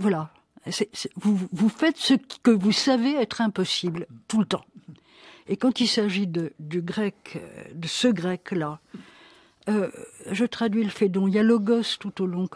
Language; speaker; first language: French; native; French